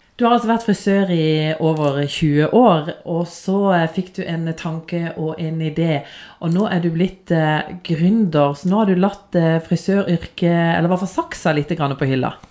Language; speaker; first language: Norwegian; native; Norwegian